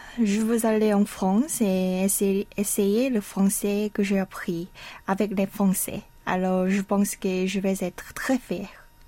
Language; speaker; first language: French; non-native, learner; Korean